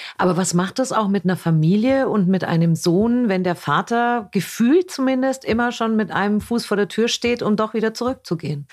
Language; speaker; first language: German; native; German